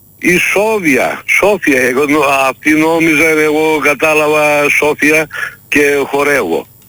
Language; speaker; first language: Greek; non-native, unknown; Turkish